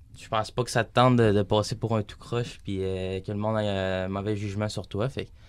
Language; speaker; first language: French; native; French